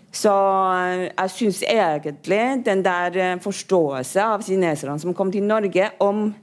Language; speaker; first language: Norwegian; non-native, fluent; Chinese